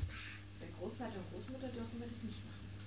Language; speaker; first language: German; native; German